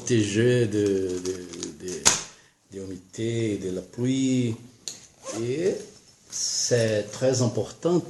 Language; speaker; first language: French; non-native, learner; Portuguese